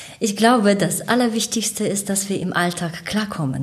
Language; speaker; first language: German; native; German